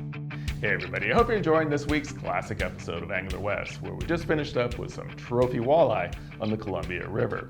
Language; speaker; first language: English; native; English